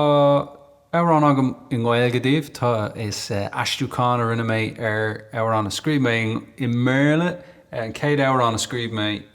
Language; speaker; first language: Irish; non-native, local second language; English